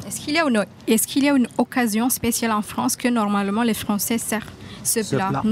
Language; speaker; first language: French; non-native, fluent; Indonesian